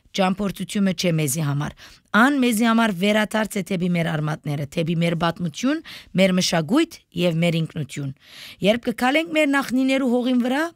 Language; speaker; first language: Armenian; early bilingual, heritage; Armenian